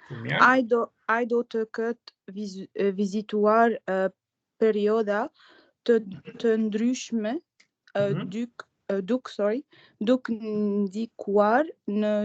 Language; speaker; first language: Albanian; non-native, learner; Arabic